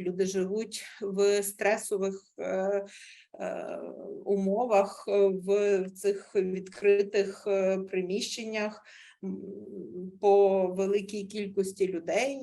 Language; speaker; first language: Ukrainian; native; Ukrainian